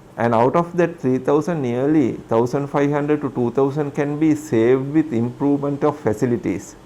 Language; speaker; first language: English; non-native, local second language; Sinhala